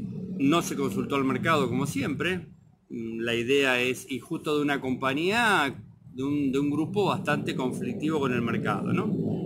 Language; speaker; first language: Spanish; native; Spanish